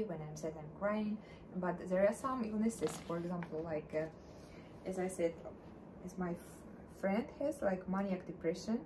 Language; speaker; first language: English; non-native, learner; Russian